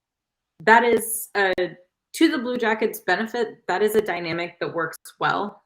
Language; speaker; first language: English; native; English